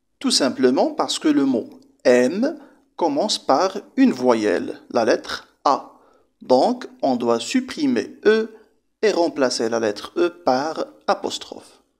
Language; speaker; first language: French; non-native, local second language; Arabic